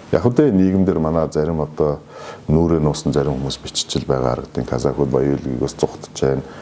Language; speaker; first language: Mongolian; non-native, local second language; Kazakh